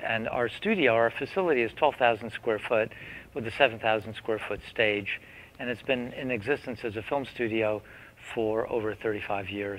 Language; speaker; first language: English; native; English